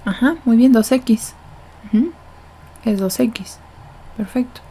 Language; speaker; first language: Spanish; native; Spanish